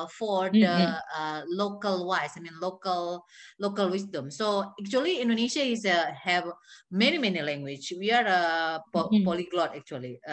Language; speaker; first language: English; non-native, learner; Indonesian